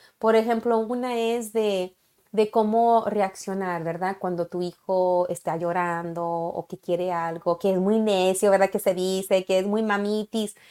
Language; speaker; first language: Spanish; early bilingual, heritage; Spanish